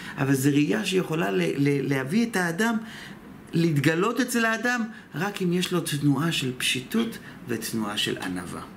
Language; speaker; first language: Hebrew; native; Hebrew